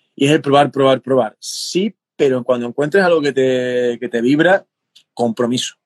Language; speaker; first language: Spanish; native; Spanish